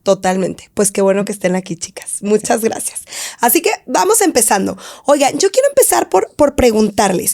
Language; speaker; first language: Spanish; native; Spanish